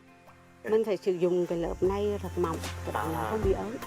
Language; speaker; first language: Vietnamese; native; Vietnamese